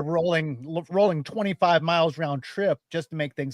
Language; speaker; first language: English; native; English